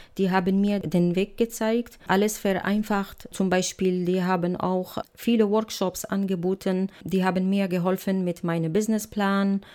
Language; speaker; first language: German; non-native, fluent; Arabic